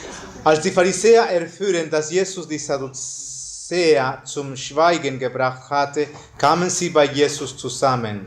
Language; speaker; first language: German; non-native, fluent; Spanish